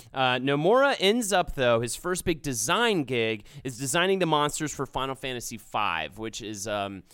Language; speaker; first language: English; native; English